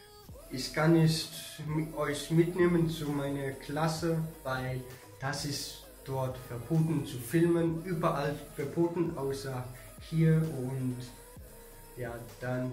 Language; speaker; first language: German; early bilingual, other home language; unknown